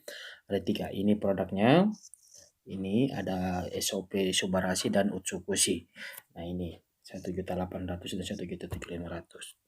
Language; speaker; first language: Indonesian; native; Indonesian